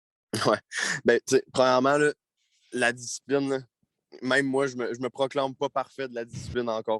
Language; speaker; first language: French; native; French